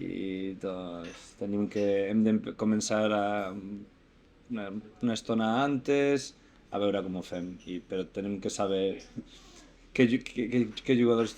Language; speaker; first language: Catalan; non-native, learner; Spanish